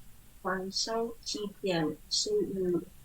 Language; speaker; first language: Chinese; non-native, learner; Indonesian